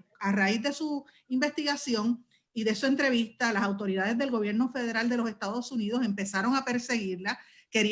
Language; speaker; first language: Spanish; native; Spanish